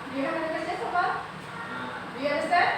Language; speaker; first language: English; non-native, learner; Indonesian